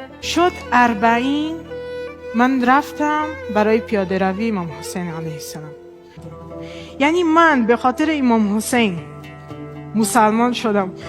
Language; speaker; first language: Persian; non-native, fluent; Portuguese